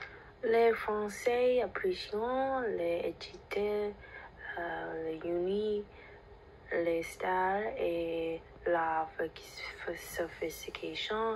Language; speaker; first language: French; non-native, learner; English